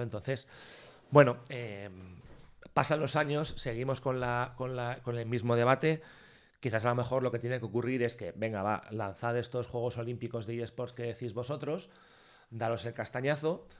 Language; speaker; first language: Spanish; native; Spanish